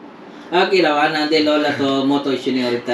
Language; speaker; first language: Japanese; non-native, fluent; Filipino